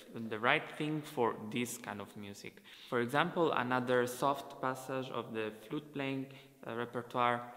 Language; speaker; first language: English; non-native, fluent; Italian